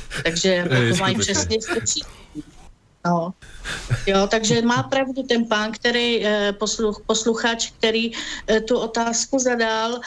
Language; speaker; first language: Czech; native; Czech